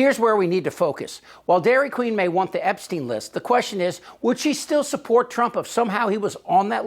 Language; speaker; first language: English; native; English